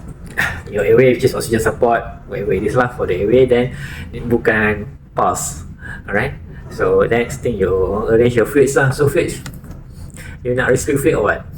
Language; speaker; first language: English; non-native, local second language; Malay